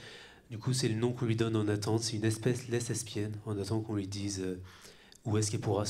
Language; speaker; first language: French; native; French